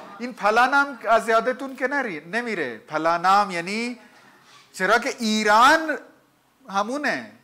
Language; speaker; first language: Persian; non-native, fluent; Hindi